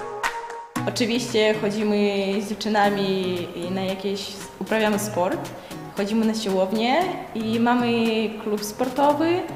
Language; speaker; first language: Polish; non-native, fluent; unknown